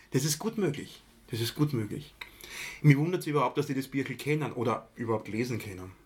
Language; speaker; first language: German; native; German